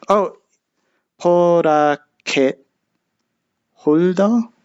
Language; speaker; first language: Korean; non-native, learner; English